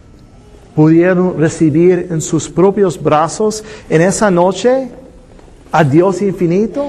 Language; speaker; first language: Spanish; non-native, fluent; English